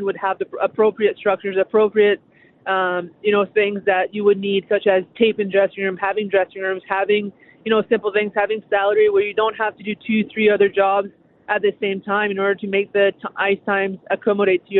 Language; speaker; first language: English; native; English